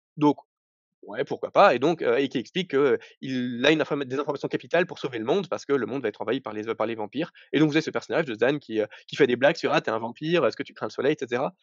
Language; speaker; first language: French; native; French